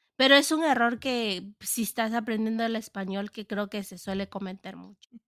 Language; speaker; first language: Spanish; native; Spanish